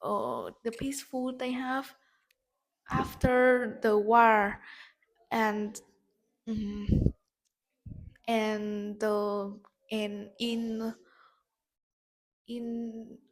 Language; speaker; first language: English; non-native, learner; Vietnamese